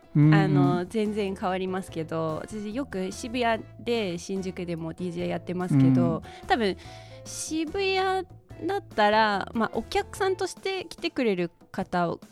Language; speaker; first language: Japanese; non-native, fluent; English